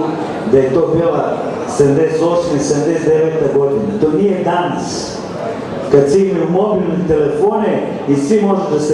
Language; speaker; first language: Serbian; native; Serbian